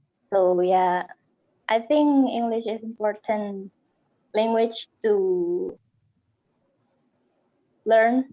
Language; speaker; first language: English; non-native, learner; Indonesian